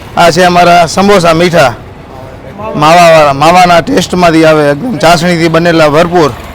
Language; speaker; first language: Gujarati; non-native, local second language; Sindhi